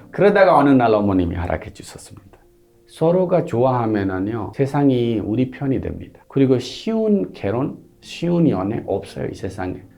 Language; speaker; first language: Korean; non-native, fluent; Hindi